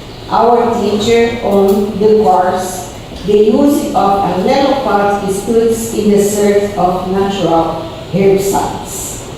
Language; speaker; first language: English; non-native, fluent; Portuguese